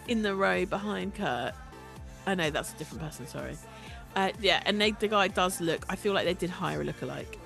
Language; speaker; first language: English; native; English